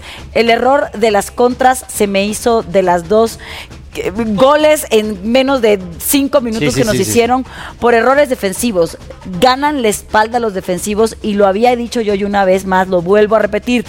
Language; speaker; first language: Spanish; native; Spanish